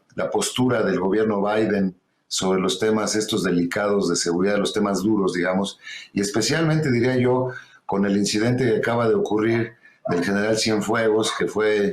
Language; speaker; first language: Spanish; native; Spanish